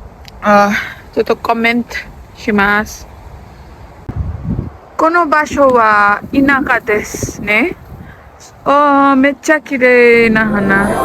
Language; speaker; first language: Japanese; non-native, learner; Nepali